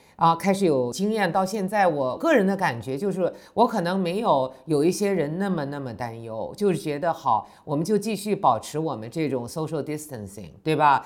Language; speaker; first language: Chinese; native; Chinese